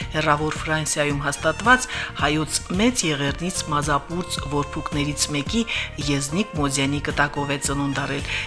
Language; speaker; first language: Armenian; native; Armenian